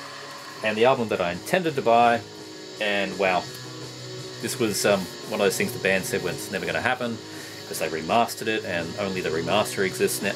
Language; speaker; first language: English; native; English